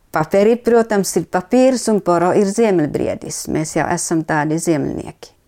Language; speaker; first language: Latvian; non-native, fluent; Finnish